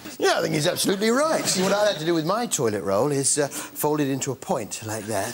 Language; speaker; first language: English; native; English